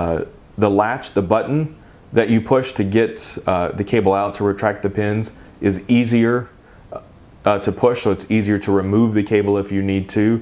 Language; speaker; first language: English; native; English